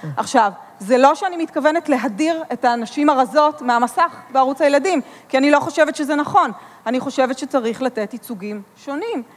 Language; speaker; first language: Hebrew; native; Hebrew